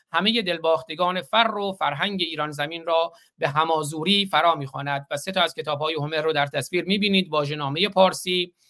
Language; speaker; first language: Persian; native; Persian